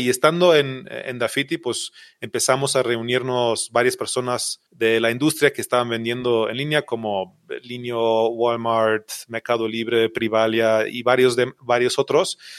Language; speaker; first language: Spanish; non-native, fluent; German